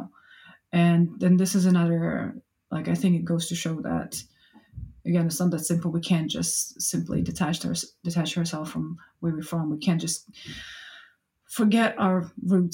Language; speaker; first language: English; non-native, fluent; Russian